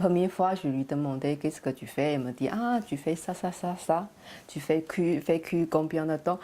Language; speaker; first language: French; non-native, learner; Chinese